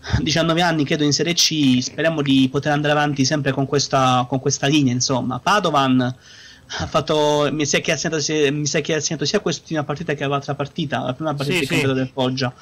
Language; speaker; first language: Italian; native; Italian